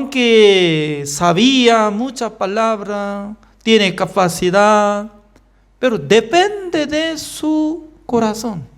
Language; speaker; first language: Spanish; non-native, fluent; Korean